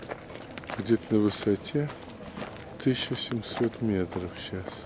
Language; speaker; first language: Russian; native; Russian